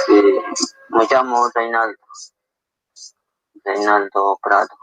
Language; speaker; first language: Spanish; non-native, local second language; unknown